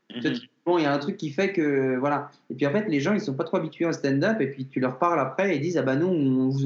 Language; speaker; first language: French; native; French